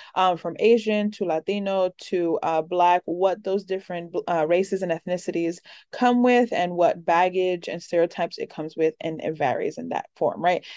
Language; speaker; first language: English; early bilingual, other home language; Spanish